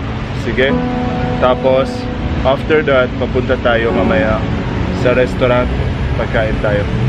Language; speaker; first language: Filipino; non-native, learner; Arabic